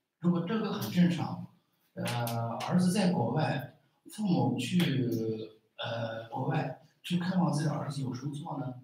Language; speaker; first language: Chinese; non-native, local second language; Uyghur